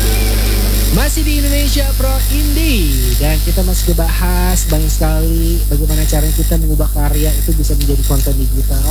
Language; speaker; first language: Indonesian; native; Indonesian